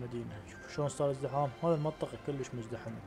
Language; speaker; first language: Arabic; native; Arabic